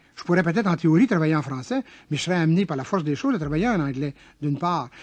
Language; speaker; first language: French; native; French